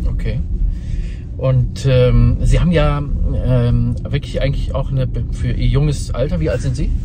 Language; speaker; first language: German; native; German